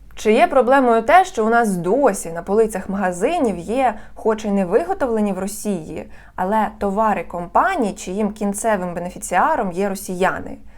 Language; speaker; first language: Ukrainian; non-native, local second language; Russian